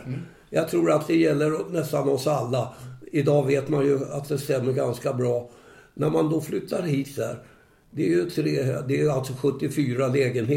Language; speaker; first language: Swedish; native; Swedish